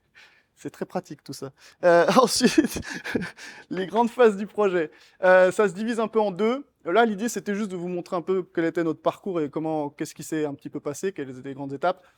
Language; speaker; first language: French; native; French